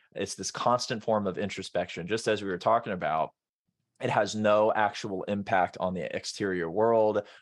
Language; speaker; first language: English; native; English